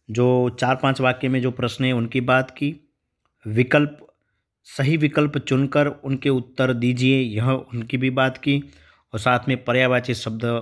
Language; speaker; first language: Hindi; non-native, local second language; Gujarati